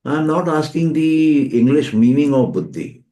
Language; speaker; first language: English; non-native, local second language; Hindi